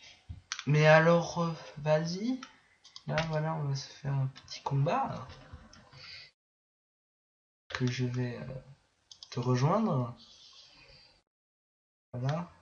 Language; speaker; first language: French; native; French